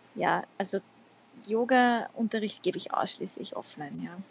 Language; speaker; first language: German; native; German